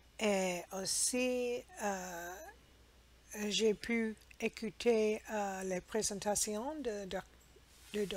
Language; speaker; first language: French; non-native, learner; English